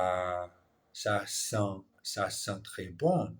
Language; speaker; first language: French; non-native, learner; English